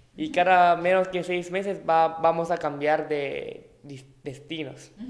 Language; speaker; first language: Spanish; non-native, fluent; Thai